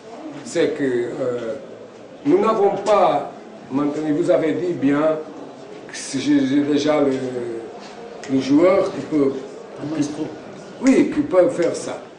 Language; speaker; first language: French; non-native, fluent; Portuguese